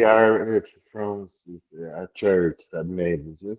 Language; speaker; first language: English; non-native, learner; Portuguese